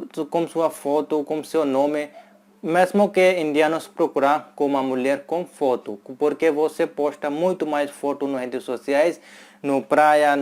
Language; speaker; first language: Portuguese; non-native, fluent; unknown